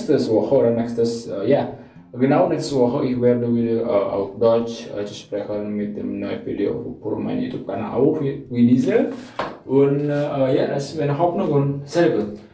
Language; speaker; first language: German; non-native, learner; Indonesian